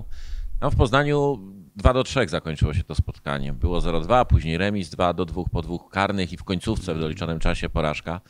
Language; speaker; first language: Polish; native; Polish